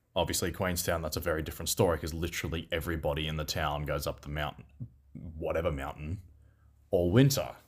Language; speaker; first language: English; native; English